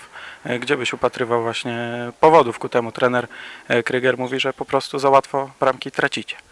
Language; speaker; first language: Polish; native; Polish